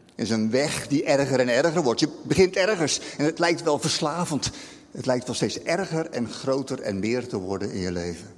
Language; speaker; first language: Dutch; native; Dutch